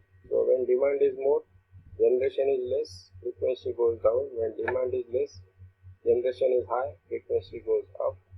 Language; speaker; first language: English; non-native, local second language; Marathi